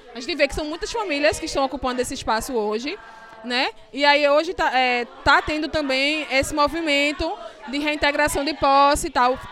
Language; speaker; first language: Portuguese; native; Portuguese